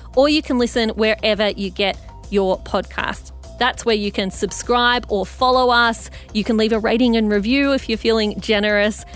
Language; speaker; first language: English; early bilingual, other home language; Hindi